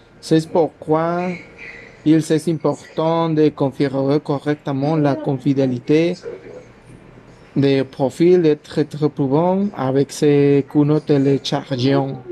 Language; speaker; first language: French; non-native, learner; Spanish